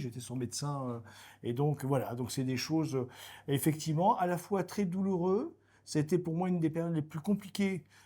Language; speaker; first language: French; native; French